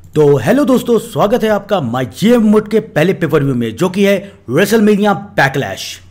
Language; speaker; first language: Hindi; native; Hindi